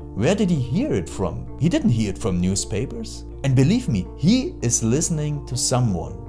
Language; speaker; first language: English; non-native, fluent; German